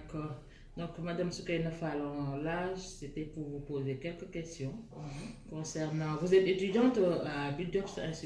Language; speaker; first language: French; non-native, local second language; Wolof